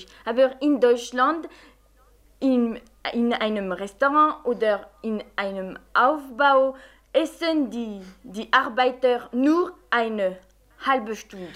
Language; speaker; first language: German; non-native, fluent; French